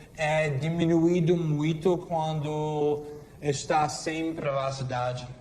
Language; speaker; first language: Portuguese; non-native, fluent; English